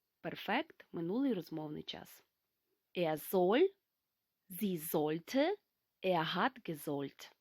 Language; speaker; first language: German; non-native, fluent; Ukrainian